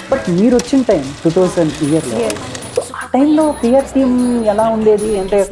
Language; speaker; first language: Telugu; native; Telugu